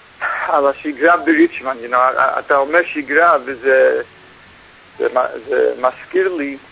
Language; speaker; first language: Hebrew; non-native, fluent; English